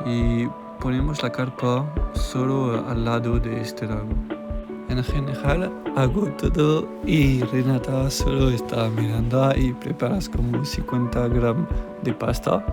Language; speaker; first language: Spanish; non-native, learner; French